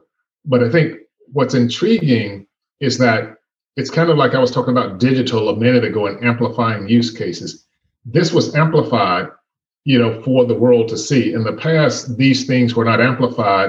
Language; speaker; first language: English; native; English